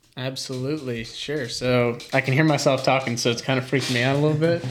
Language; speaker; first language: English; native; English